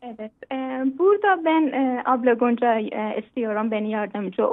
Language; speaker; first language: Turkish; non-native, learner; Persian